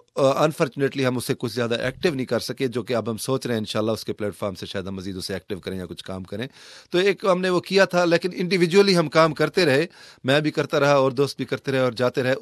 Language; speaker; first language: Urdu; non-native, local second language; Saraiki